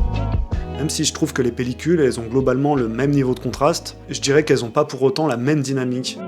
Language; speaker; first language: French; native; French